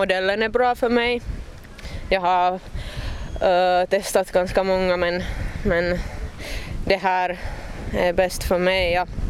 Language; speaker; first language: Swedish; non-native, local second language; Finnish